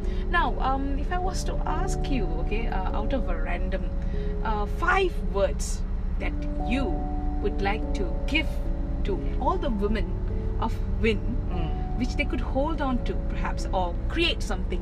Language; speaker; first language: English; non-native, local second language; Tamil